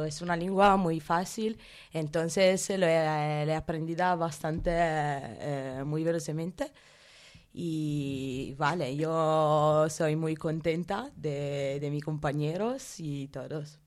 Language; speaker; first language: Spanish; non-native, learner; Italian